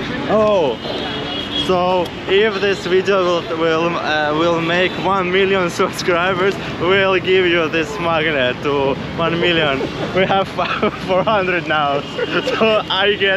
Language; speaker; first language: English; non-native, fluent; Russian